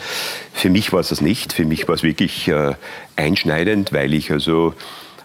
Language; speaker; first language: German; native; German